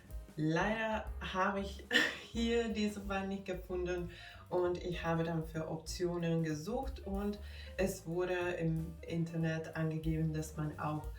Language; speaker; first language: German; non-native, fluent; Finnish